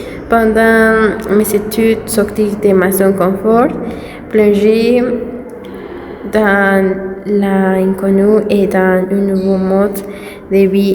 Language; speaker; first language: French; non-native, learner; Spanish